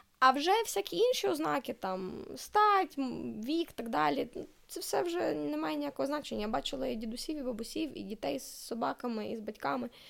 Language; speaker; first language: Ukrainian; native; Ukrainian